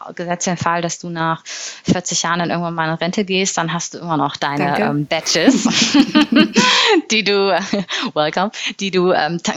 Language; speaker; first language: German; native; German